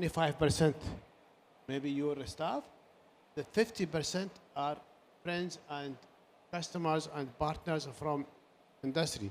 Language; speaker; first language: English; non-native, learner; Arabic